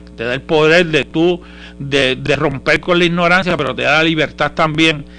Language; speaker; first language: Spanish; native; Spanish